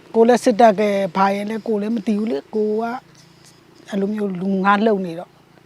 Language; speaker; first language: Burmese; native; Burmese